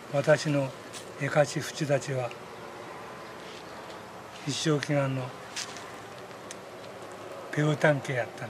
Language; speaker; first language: Japanese; native; Japanese